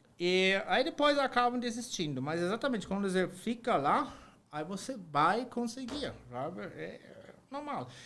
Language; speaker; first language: Portuguese; non-native, fluent; German